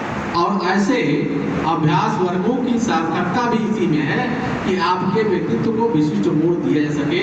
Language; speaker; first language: Hindi; native; Hindi